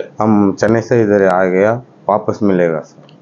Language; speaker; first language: Hindi; non-native, local second language; Tamil